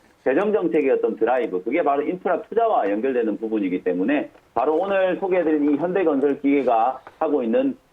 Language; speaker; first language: Korean; native; Korean